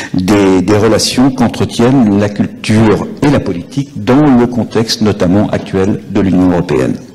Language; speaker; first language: French; native; French